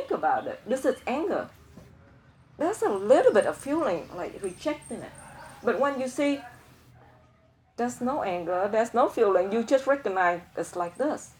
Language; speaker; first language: English; non-native, fluent; Vietnamese